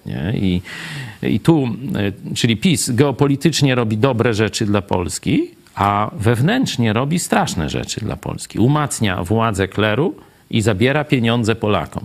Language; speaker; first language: Polish; native; Polish